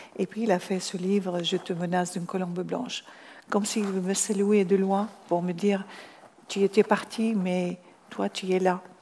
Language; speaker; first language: French; non-native, fluent; Arabic